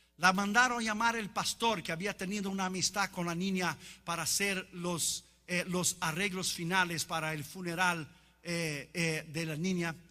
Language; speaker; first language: Spanish; non-native, fluent; Portuguese